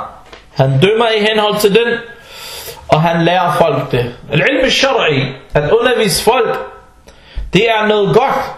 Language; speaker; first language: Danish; non-native, fluent; Arabic